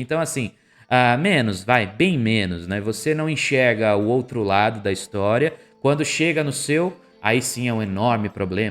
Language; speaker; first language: Portuguese; native; Portuguese